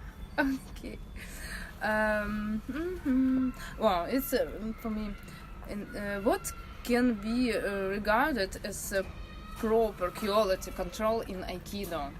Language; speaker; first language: English; non-native, learner; Russian